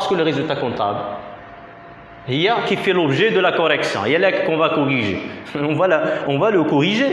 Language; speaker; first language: French; non-native, local second language; Arabic